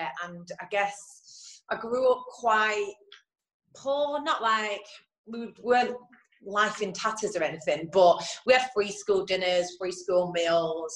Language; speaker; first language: English; native; English